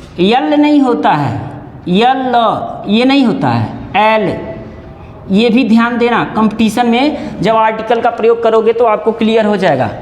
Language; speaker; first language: Hindi; native; Hindi